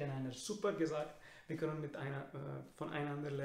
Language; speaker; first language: German; non-native, learner; Urdu